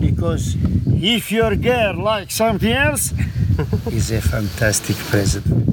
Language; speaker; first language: English; non-native, learner; Italian